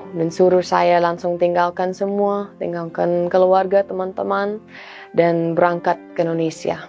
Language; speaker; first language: Indonesian; non-native, fluent; English